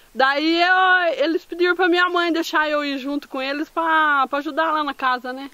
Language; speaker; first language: Portuguese; native; Portuguese